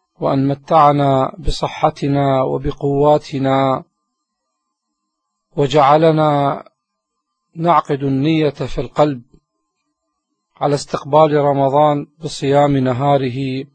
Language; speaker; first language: Arabic; native; Arabic